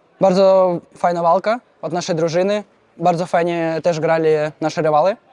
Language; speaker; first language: Polish; non-native, learner; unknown